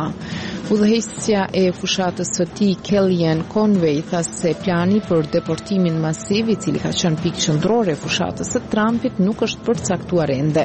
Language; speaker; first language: Albanian; native; Albanian